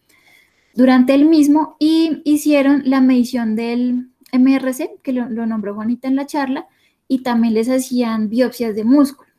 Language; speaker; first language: Spanish; native; Spanish